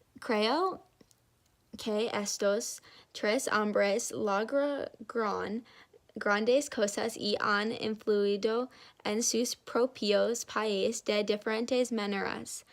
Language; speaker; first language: Spanish; non-native, learner; English